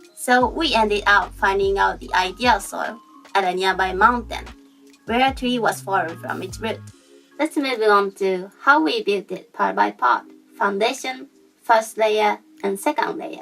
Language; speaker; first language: English; non-native, fluent; Japanese